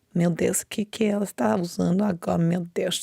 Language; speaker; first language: Portuguese; non-native, learner; English